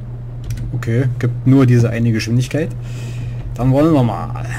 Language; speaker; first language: German; native; German